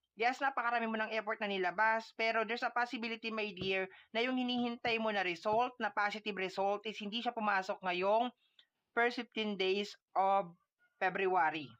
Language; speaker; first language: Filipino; non-native, local second language; Waray